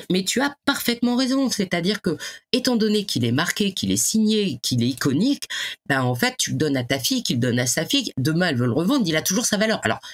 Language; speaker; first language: French; native; French